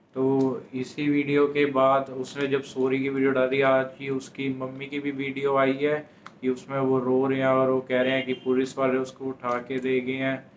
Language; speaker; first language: Hindi; non-native, local second language; Punjabi